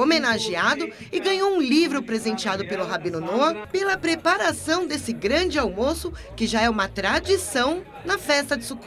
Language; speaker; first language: Portuguese; native; Portuguese